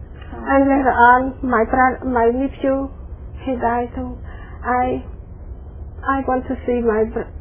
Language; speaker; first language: English; non-native, learner; Khmer